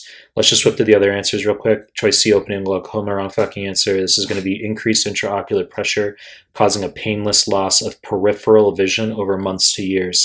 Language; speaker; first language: English; native; English